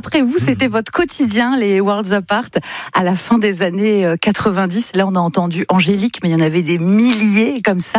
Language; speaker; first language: French; native; French